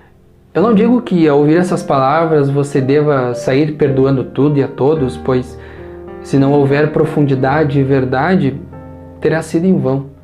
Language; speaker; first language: Portuguese; native; Portuguese